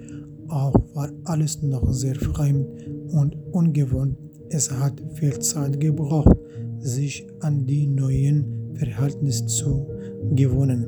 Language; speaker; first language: German; non-native, fluent; Arabic